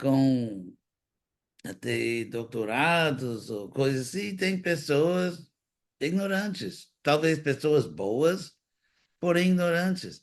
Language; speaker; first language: Portuguese; non-native, fluent; English